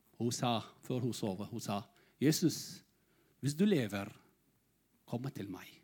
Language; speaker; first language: Norwegian; non-native, learner; Arabic